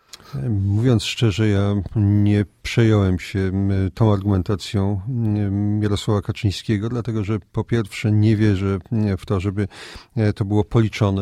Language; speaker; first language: Polish; native; Polish